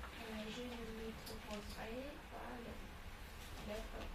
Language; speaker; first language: French; non-native, learner; Russian